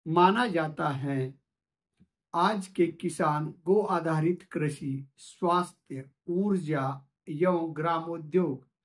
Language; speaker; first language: Hindi; non-native, local second language; Marathi